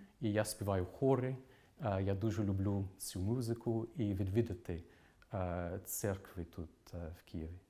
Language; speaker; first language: Ukrainian; non-native, fluent; English